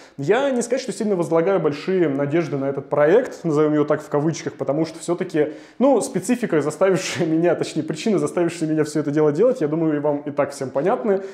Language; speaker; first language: Russian; native; Russian